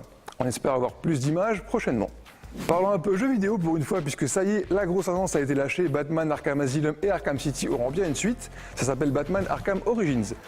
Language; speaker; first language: French; native; French